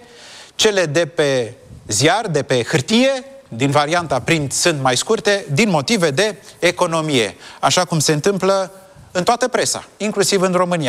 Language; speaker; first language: Romanian; native; Romanian